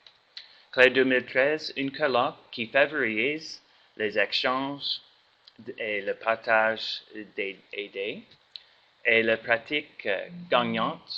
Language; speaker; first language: French; non-native, learner; English